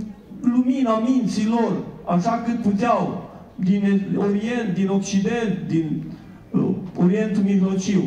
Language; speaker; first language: Romanian; native; Romanian